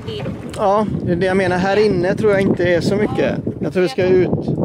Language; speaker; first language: Swedish; native; Swedish